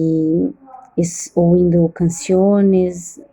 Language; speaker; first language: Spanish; non-native, learner; Portuguese